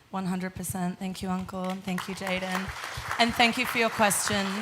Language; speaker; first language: English; native; English